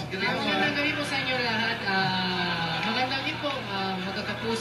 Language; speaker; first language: Filipino; non-native, learner; Japanese